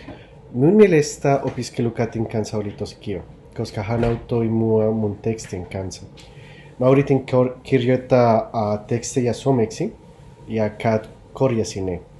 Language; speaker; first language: Finnish; non-native, learner; Spanish